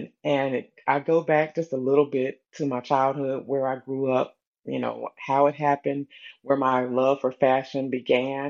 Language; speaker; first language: English; native; English